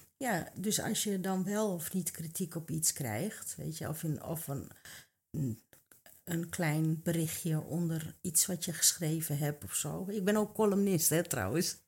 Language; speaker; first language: Dutch; early bilingual, other home language; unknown